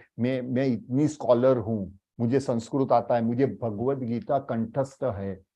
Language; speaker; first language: Hindi; native; Hindi